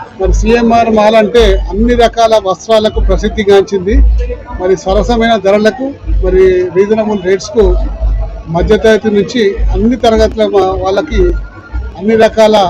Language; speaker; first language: Telugu; native; Telugu